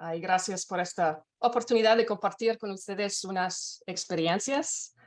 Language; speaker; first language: Spanish; non-native, learner; English